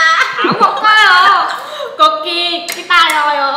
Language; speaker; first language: Korean; non-native, learner; Vietnamese